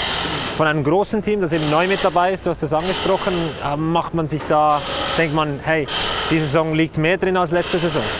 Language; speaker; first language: German; native; German